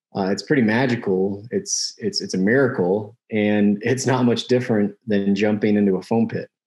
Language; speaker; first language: English; native; English